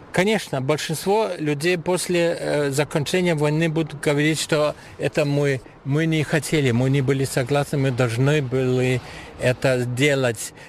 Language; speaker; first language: Russian; non-native, fluent; German